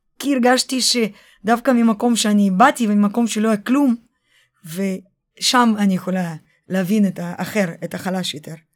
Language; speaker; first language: Hebrew; early bilingual, other home language; Russian